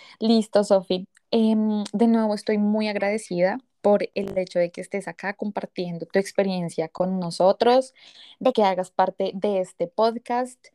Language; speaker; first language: Spanish; native; Spanish